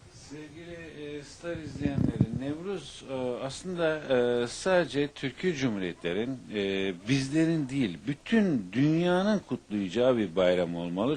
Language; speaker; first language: Turkish; native; Turkish